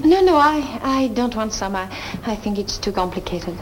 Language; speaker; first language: English; non-native, fluent; French